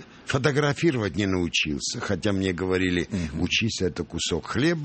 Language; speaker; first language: Russian; non-native, local second language; Armenian